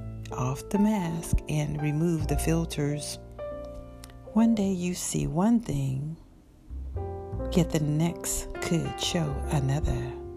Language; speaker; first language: English; native; English